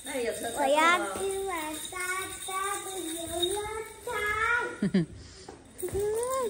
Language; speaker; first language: Chinese; native; Chinese